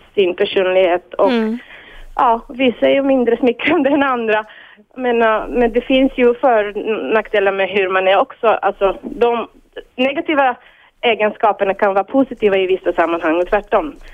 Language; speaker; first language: Swedish; non-native, fluent; Bulgarian